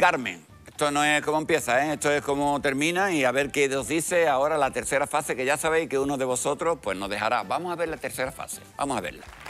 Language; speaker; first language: Spanish; native; Spanish